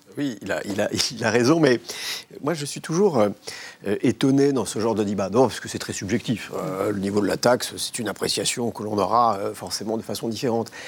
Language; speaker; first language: French; native; French